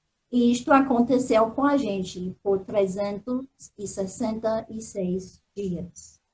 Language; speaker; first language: Portuguese; non-native, fluent; English